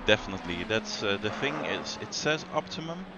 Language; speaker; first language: English; non-native, fluent; Dutch